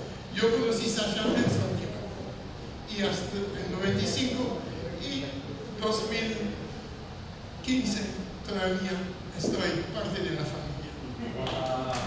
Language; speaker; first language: Spanish; non-native, fluent; French